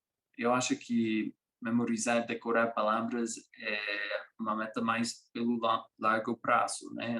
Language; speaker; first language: Portuguese; non-native, fluent; English